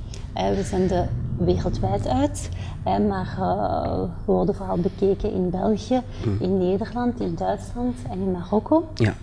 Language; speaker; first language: Dutch; native; Dutch